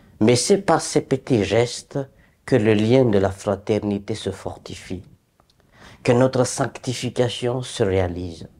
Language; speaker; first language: French; native; French